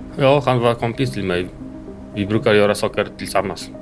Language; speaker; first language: Swedish; non-native, learner; Polish